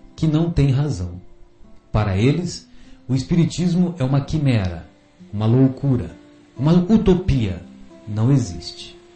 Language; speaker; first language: Portuguese; native; Portuguese